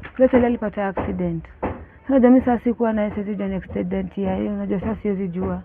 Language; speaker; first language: Swahili; native; Swahili